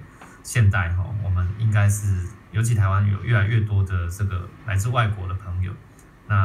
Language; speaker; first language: Chinese; native; Chinese